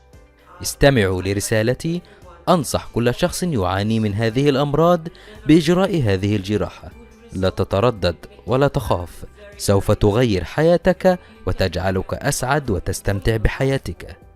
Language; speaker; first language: Arabic; native; Arabic